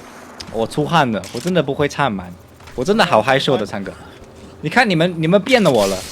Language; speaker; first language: Chinese; early bilingual, heritage; Chinese